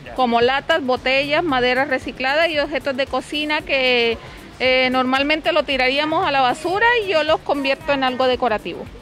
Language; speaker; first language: Spanish; native; Spanish